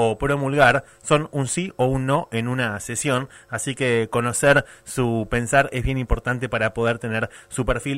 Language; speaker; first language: Spanish; native; Spanish